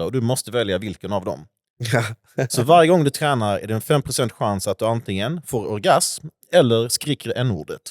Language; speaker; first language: Swedish; native; Swedish